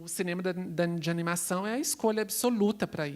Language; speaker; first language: Portuguese; native; Portuguese